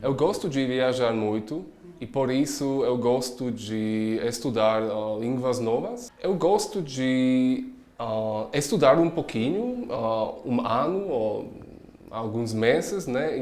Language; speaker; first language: Portuguese; non-native, learner; Czech